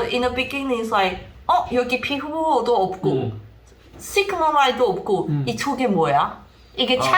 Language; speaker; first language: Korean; non-native, learner; Chinese